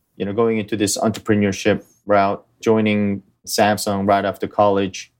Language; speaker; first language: English; early bilingual, other home language; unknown